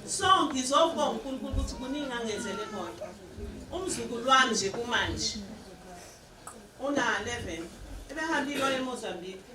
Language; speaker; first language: Zulu; native; Zulu